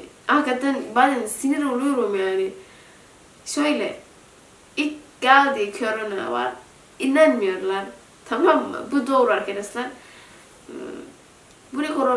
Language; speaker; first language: Turkish; non-native, learner; Indonesian